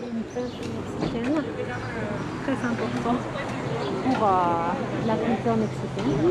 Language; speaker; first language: French; non-native, fluent; Spanish